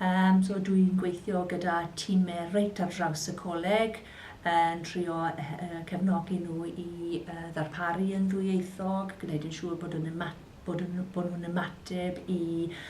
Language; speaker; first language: Welsh; native; Welsh